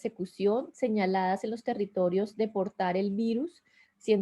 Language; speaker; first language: Spanish; native; Spanish